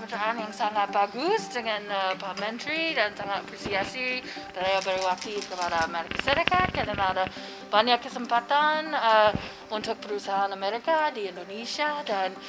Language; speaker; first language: Indonesian; non-native, fluent; English